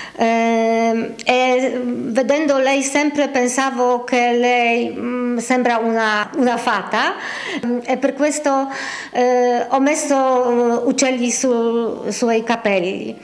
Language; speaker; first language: Italian; non-native, fluent; Polish